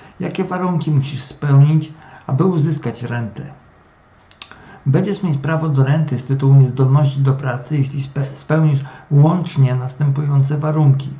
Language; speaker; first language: Polish; native; Polish